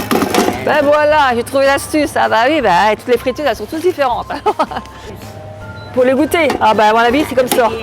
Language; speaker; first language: French; native; French